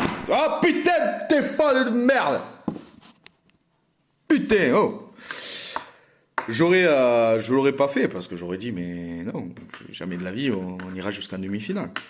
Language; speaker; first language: French; native; French